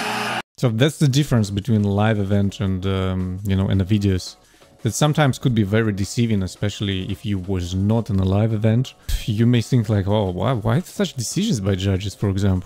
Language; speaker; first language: English; non-native, fluent; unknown